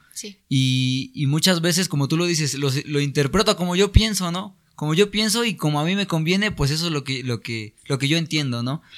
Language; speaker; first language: Spanish; native; Spanish